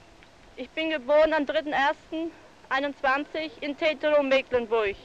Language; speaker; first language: German; native; German